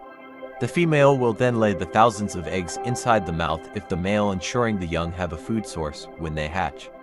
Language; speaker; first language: English; native; English